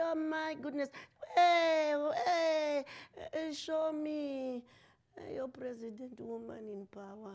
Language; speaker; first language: English; non-native, local second language; Shona